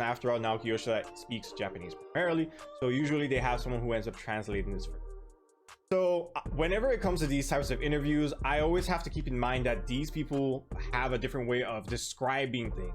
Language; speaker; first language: English; native; English